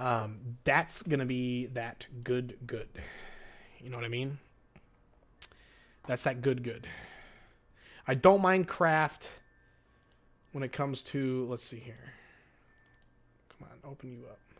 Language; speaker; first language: English; native; English